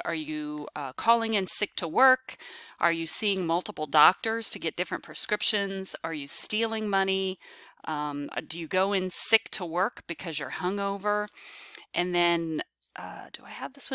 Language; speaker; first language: English; native; English